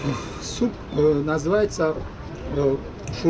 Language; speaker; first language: Russian; non-native, local second language; Tajik